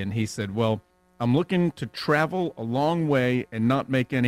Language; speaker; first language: English; native; English